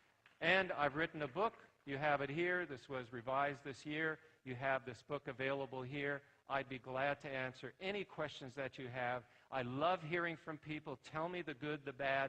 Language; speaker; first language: English; native; English